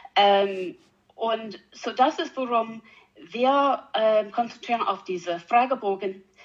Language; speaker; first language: German; non-native, learner; English